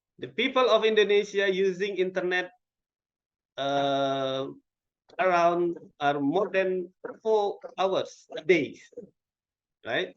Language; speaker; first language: English; non-native, local second language; Indonesian